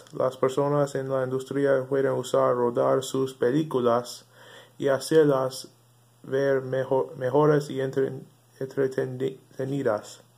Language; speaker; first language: Spanish; non-native, learner; English